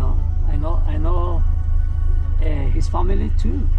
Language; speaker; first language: English; non-native, learner; Spanish